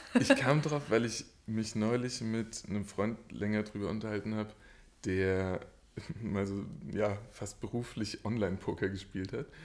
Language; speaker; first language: German; native; German